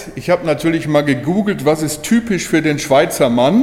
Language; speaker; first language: German; native; German